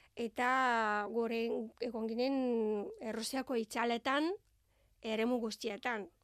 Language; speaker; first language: Basque; non-native, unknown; Bulgarian